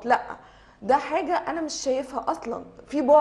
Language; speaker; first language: Arabic; native; Arabic